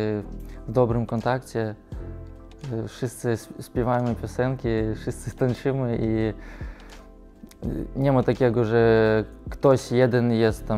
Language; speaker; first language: Polish; non-native, learner; Russian